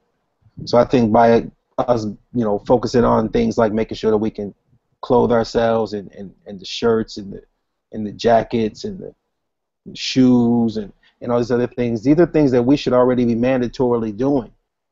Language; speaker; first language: English; native; English